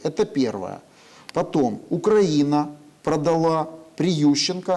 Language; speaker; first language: Russian; native; Russian